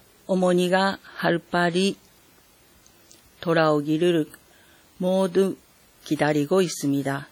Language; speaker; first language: Korean; non-native, fluent; Japanese